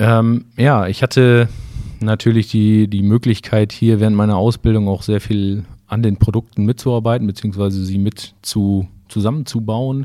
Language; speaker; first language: German; native; German